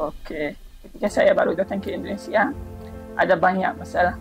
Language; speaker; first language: Indonesian; non-native, learner; Arabic